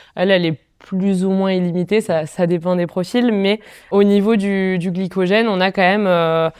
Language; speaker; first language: French; native; French